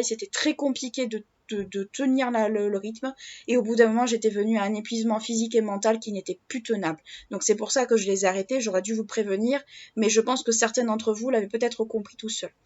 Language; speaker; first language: French; native; French